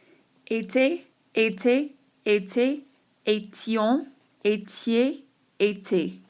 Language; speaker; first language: French; non-native, fluent; English